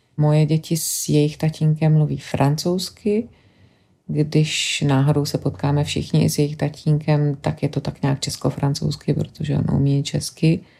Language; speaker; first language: Czech; native; Czech